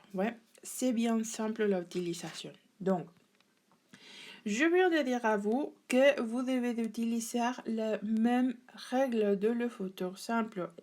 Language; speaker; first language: French; non-native, learner; Spanish